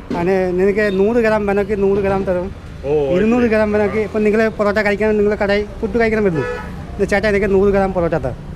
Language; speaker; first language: Malayalam; non-native, local second language; Bangla